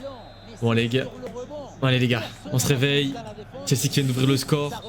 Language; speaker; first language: French; native; French